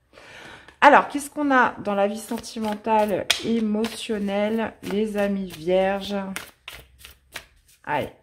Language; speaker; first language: French; native; French